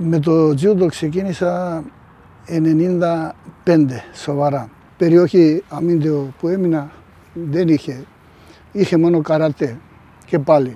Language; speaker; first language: Greek; early bilingual, heritage; Greek